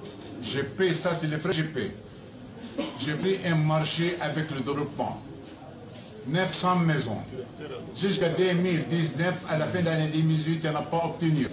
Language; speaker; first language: French; non-native, learner; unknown